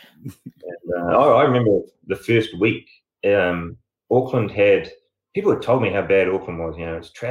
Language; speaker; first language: English; native; English